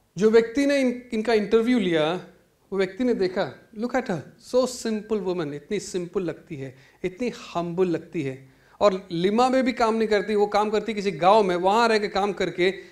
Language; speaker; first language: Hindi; non-native, local second language; Malayalam